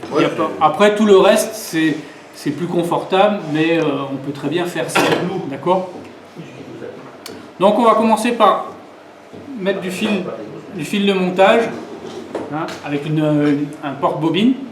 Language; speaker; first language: French; native; French